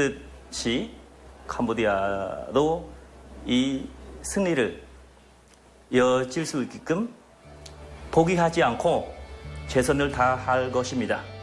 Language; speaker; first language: Korean; non-native, learner; Khmer